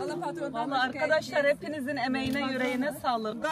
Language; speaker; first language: Turkish; native; Turkish